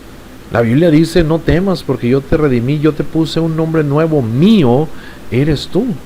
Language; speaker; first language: Spanish; native; Spanish